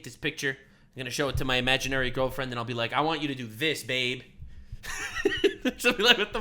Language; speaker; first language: English; native; English